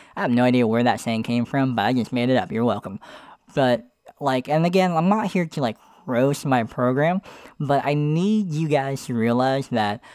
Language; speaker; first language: English; native; English